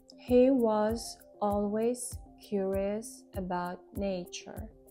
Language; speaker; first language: English; non-native, fluent; Ukrainian